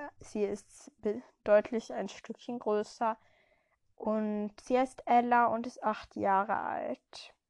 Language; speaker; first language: German; early bilingual, heritage; German